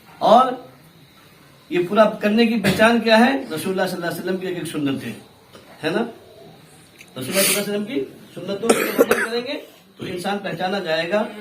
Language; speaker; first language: Urdu; native; Urdu